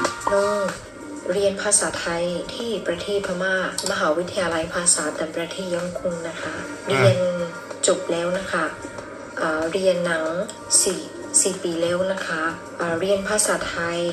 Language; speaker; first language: Thai; non-native, fluent; Burmese